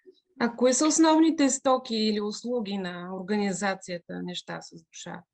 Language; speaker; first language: Bulgarian; native; Bulgarian